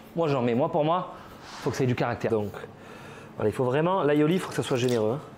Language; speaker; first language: French; native; French